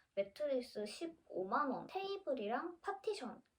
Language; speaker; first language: Korean; native; Korean